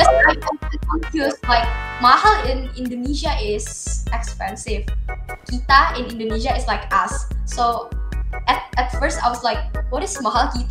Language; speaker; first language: English; non-native, learner; Indonesian